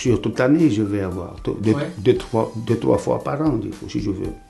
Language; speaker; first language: French; non-native, learner; Arabic